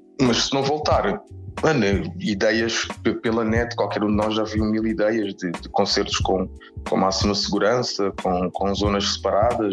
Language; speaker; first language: Portuguese; native; Portuguese